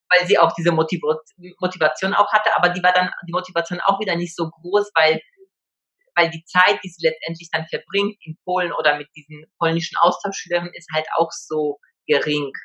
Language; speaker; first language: German; early bilingual, other home language; Polish